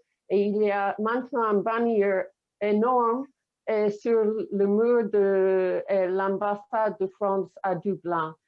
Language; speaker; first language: French; non-native, fluent; English